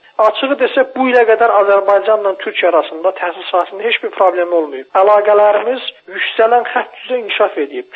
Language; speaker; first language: Azerbaijani; native; Azerbaijani